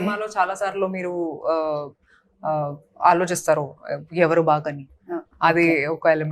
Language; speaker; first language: Telugu; non-native, fluent; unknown